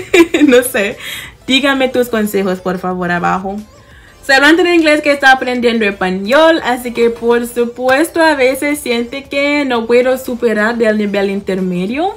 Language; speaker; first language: Spanish; non-native, fluent; English